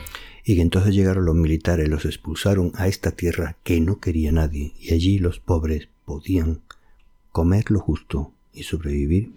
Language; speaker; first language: Spanish; native; Spanish